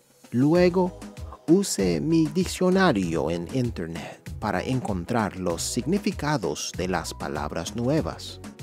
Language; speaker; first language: Spanish; non-native, learner; English